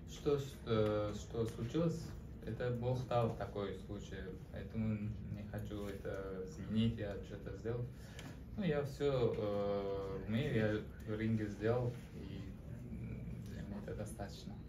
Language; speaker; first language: Russian; non-native, learner; Uzbek